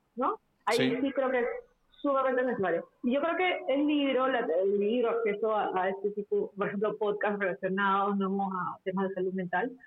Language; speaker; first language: Spanish; native; Spanish